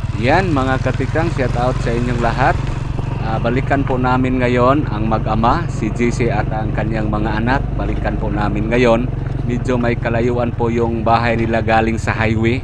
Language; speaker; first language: Filipino; non-native, local second language; Cebuano